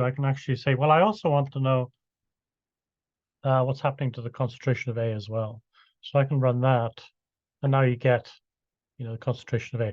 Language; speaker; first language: English; native; English